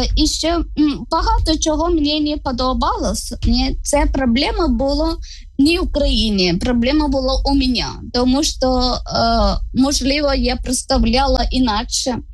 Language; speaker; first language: Ukrainian; non-native, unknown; Malayalam